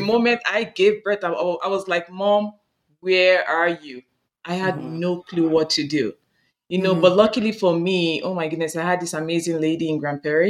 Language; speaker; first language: English; non-native, local second language; Yoruba